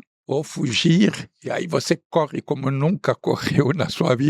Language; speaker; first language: Portuguese; non-native, fluent; Arabic